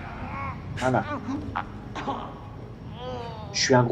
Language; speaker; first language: French; native; French